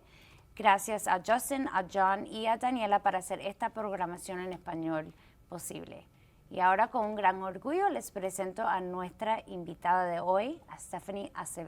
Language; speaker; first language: Spanish; early bilingual, heritage; Spanish